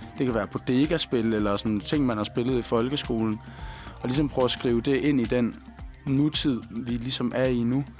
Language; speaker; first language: Danish; native; Danish